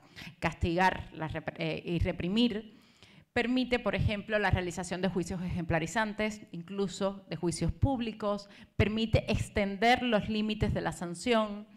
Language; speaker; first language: Spanish; native; Spanish